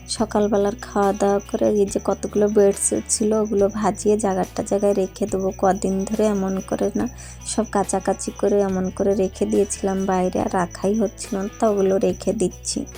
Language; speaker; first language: Bangla; non-native, local second language; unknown